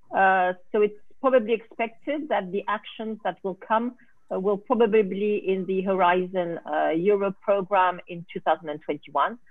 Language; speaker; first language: English; non-native, fluent; French